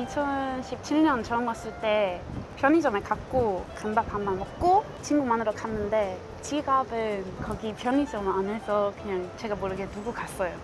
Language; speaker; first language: Korean; non-native, fluent; English